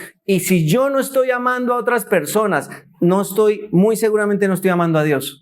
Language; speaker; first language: Spanish; native; Spanish